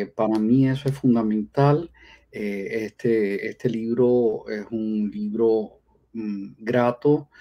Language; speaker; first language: Spanish; native; Spanish